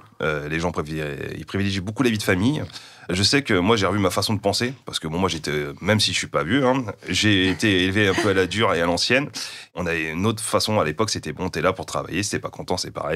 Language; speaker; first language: French; native; French